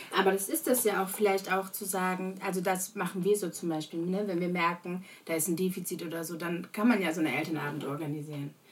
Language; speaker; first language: German; early bilingual, other home language; Portuguese